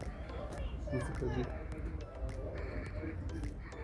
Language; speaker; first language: Turkish; native; Turkish